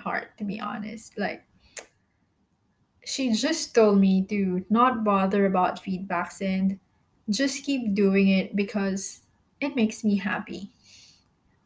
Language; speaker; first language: English; non-native, local second language; Filipino